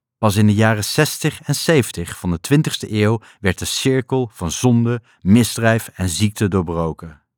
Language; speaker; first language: Dutch; native; Dutch